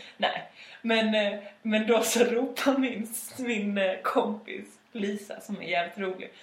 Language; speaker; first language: Swedish; native; Swedish